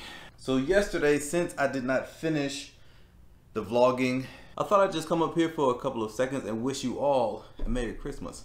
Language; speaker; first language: English; native; English